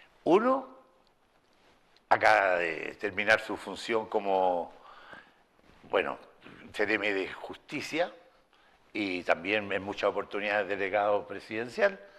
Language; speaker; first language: Spanish; native; Spanish